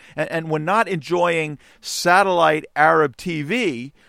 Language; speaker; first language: English; native; English